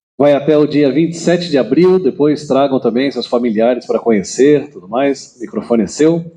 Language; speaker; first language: Portuguese; native; Portuguese